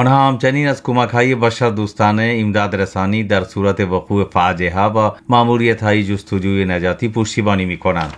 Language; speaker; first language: Persian; non-native, fluent; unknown